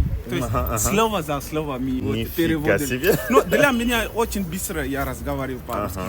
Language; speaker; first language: Russian; non-native, fluent; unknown